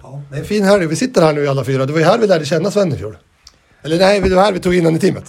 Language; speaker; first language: Swedish; native; Swedish